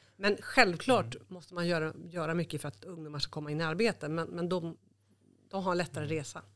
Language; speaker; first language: Swedish; native; Swedish